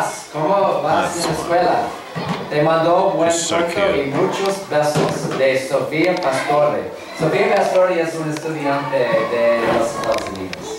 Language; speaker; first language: Spanish; non-native, learner; English